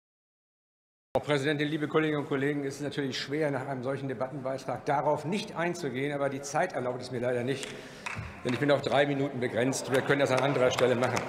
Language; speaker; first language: German; native; German